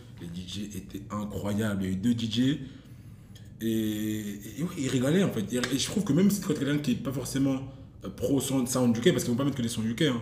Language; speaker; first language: French; native; French